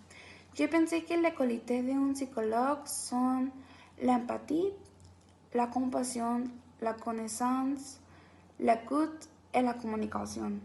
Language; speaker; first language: French; non-native, learner; Spanish